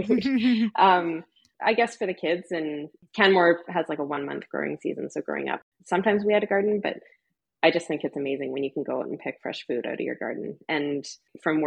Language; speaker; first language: English; native; English